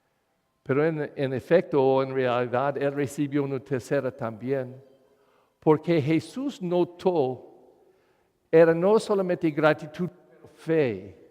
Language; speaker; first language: Spanish; non-native, learner; English